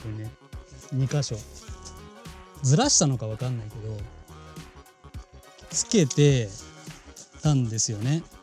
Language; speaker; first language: Japanese; native; Japanese